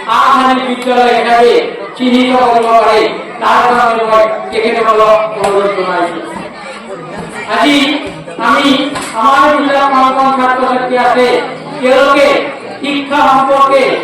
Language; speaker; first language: Assamese; native; Assamese